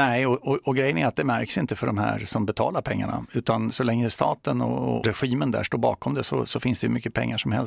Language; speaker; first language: Swedish; native; Swedish